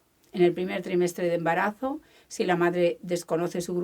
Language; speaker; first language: Spanish; native; Spanish